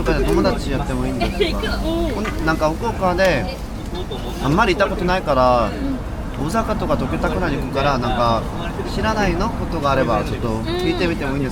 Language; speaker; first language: Japanese; non-native, learner; Korean